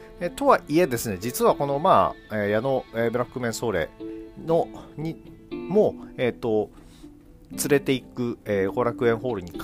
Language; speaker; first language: Japanese; native; Japanese